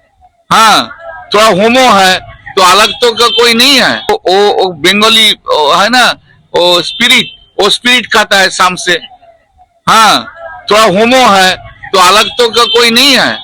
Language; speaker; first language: Hindi; non-native, local second language; Bangla